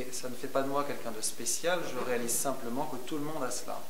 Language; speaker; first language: French; native; French